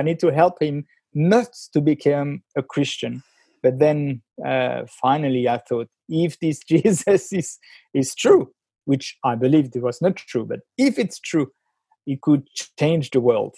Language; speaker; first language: English; non-native, fluent; French